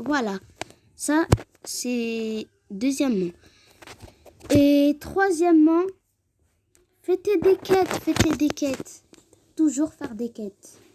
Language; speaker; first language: French; native; French